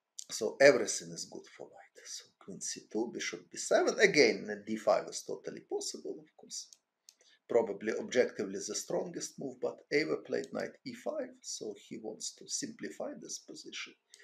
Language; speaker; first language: English; non-native, fluent; Ukrainian